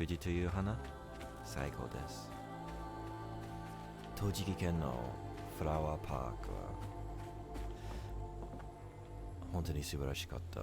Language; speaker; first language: Japanese; non-native, learner; English